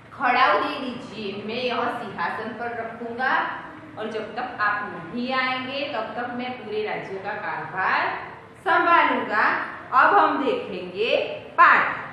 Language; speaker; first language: Hindi; non-native, local second language; Gujarati